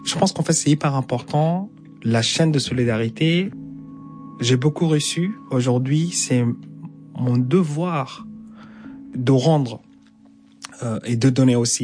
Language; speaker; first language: French; non-native, fluent; Arabic